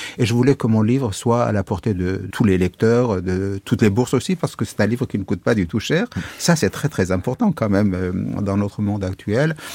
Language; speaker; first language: French; non-native, fluent; Kurdish